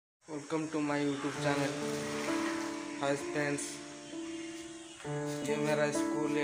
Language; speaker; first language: Hindi; non-native, local second language; Odia